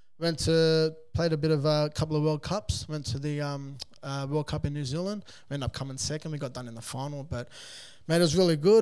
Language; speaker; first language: English; native; English